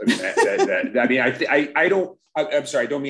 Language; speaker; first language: English; native; English